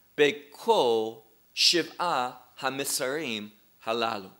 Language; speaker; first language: Hebrew; non-native, fluent; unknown